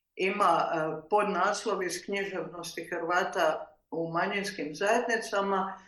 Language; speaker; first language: Croatian; native; Croatian